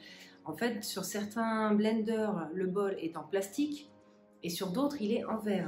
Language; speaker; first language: French; native; French